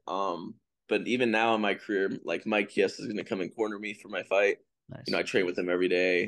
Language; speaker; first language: English; native; English